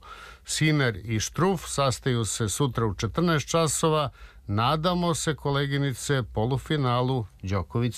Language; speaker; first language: Serbian; native; Serbian